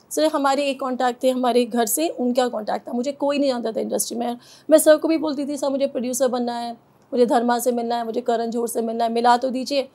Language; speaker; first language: Hindi; native; Hindi